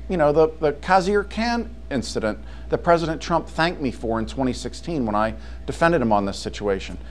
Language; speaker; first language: English; native; English